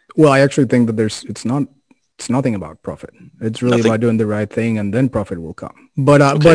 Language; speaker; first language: English; non-native, fluent; Spanish